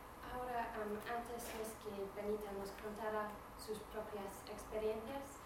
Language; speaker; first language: Spanish; non-native, fluent; English